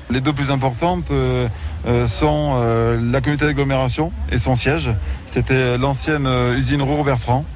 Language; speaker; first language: French; native; French